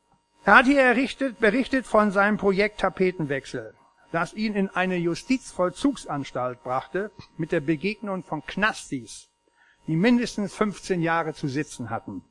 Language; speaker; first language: German; native; German